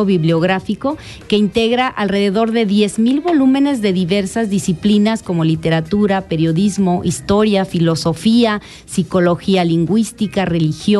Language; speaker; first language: Spanish; native; Spanish